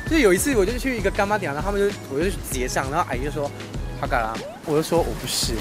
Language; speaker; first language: Chinese; early bilingual, other home language; Filipino